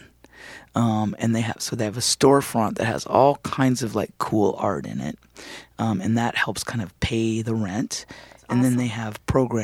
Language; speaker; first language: English; native; English